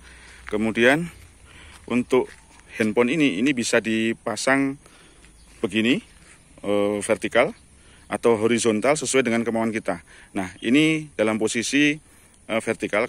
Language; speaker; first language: Indonesian; native; Indonesian